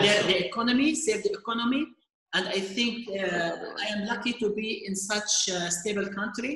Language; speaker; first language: English; non-native, fluent; Arabic